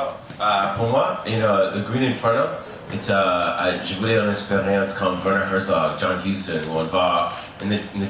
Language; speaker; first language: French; non-native, learner; English